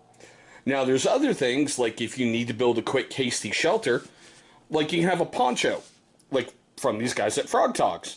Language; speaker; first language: English; native; English